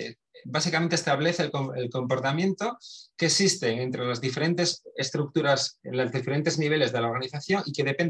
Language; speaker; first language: Spanish; native; Spanish